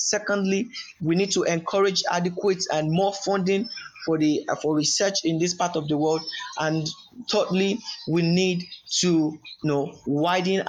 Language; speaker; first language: English; non-native, local second language; Yoruba